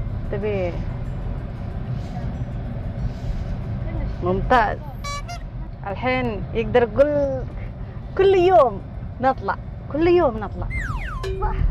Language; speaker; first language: Arabic; non-native, learner; Indonesian